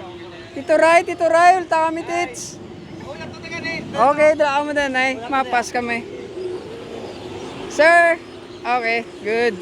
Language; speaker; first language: Filipino; native; Filipino